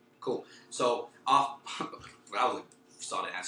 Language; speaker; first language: English; early bilingual, other home language; Spanish